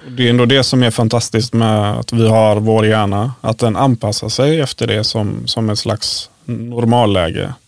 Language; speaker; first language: Swedish; early bilingual, other home language; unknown